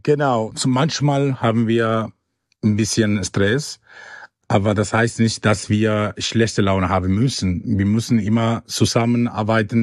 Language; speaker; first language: German; non-native, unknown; Spanish